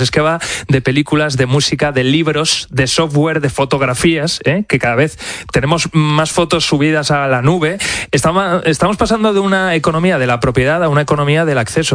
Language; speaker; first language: Spanish; native; Spanish